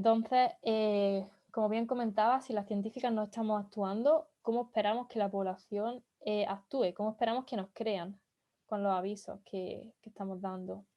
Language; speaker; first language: Spanish; native; Spanish